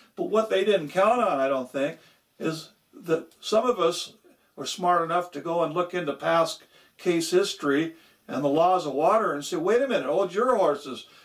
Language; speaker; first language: English; native; English